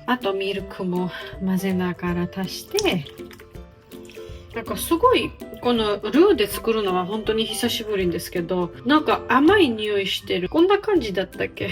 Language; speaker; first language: Japanese; non-native, fluent; Georgian